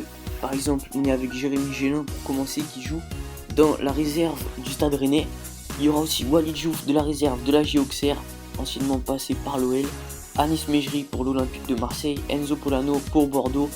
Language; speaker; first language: French; native; French